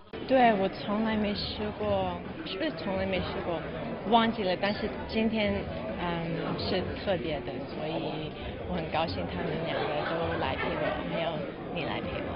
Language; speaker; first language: Chinese; non-native, local second language; Cantonese